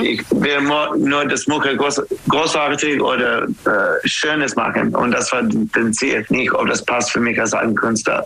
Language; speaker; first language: German; non-native, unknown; English